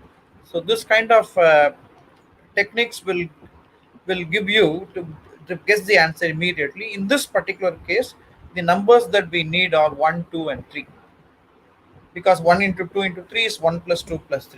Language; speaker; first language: English; non-native, local second language; Tamil